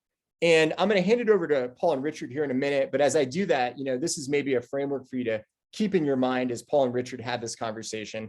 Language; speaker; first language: English; native; English